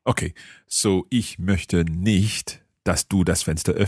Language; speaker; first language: German; non-native, learner; English